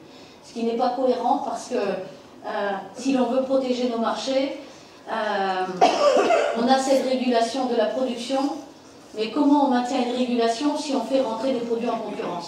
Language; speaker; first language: French; native; French